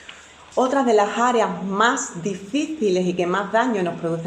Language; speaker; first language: Spanish; native; Spanish